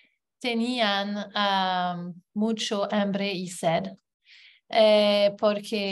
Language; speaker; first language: Spanish; non-native, learner; English